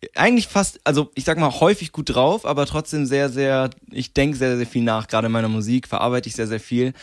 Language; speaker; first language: German; native; German